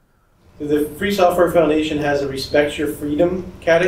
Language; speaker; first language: English; native; English